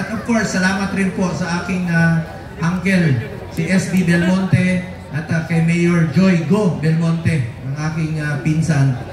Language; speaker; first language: Filipino; non-native, local second language; Cebuano